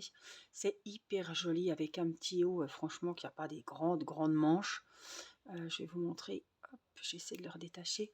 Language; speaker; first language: French; native; French